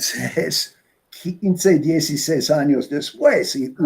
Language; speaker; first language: Spanish; non-native, fluent; English